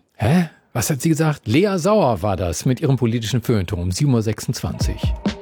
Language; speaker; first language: German; native; German